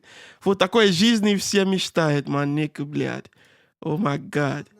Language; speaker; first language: Russian; non-native, learner; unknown